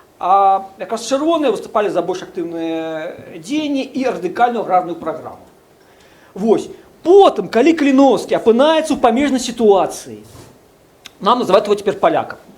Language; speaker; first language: Belarusian; non-native, local second language; Russian